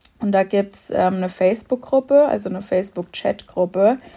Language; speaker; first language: German; native; German